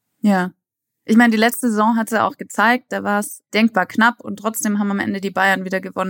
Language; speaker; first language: German; native; German